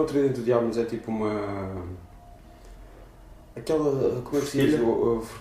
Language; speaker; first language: Portuguese; native; Portuguese